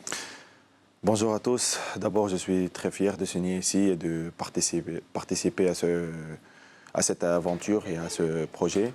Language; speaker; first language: French; non-native, local second language; Arabic